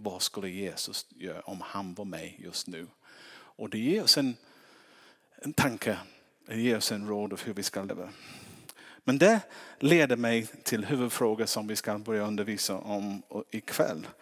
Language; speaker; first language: Swedish; non-native, fluent; English